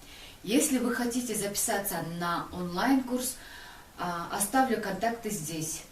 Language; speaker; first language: Russian; non-native, local second language; Kyrgyz